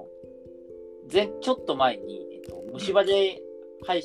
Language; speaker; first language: Japanese; native; Japanese